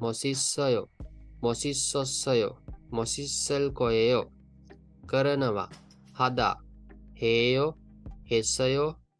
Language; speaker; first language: Korean; non-native, learner; Sinhala